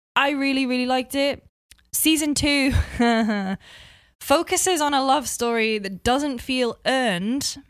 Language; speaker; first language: English; native; English